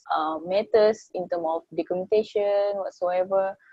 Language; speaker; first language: English; non-native, local second language; Malay